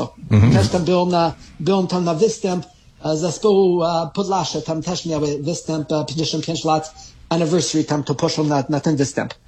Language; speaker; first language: Polish; early bilingual, heritage; Polish